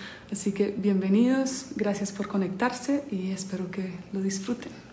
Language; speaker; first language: Spanish; early bilingual, heritage; Spanish